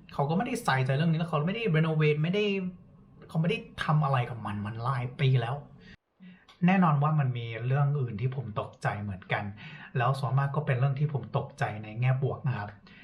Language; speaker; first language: Thai; non-native, fluent; English